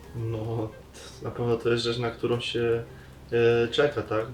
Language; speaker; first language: Polish; native; Polish